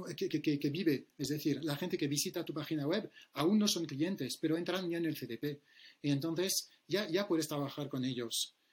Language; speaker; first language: Spanish; non-native, fluent; French